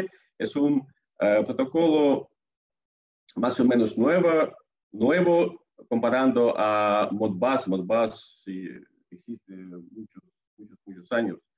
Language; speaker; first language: Spanish; non-native, fluent; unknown